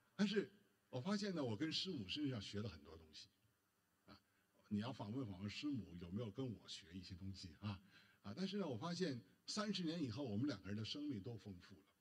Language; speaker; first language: Chinese; native; Chinese